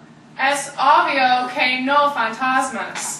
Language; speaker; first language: Spanish; non-native, learner; English